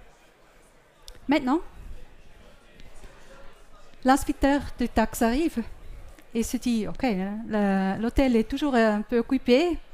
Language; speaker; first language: French; non-native, fluent; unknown